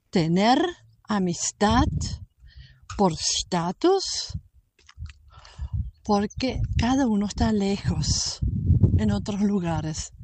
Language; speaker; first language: Spanish; non-native, fluent; German